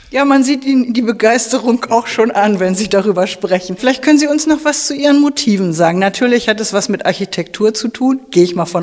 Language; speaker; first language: German; native; German